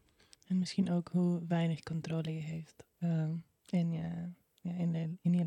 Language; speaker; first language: Dutch; non-native, fluent; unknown